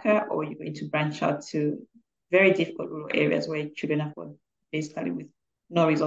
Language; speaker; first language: English; non-native, local second language; Bemba